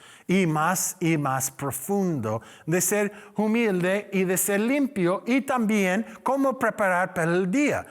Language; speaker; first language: Spanish; non-native, learner; English